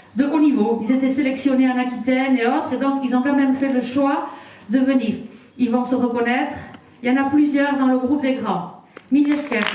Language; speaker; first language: French; native; French